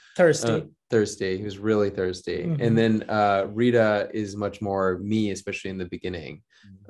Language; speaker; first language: English; early bilingual, other home language; Hindi